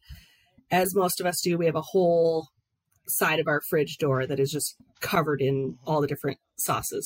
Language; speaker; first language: English; native; English